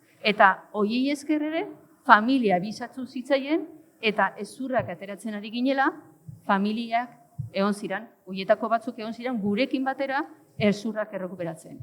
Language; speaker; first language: Basque; native; Basque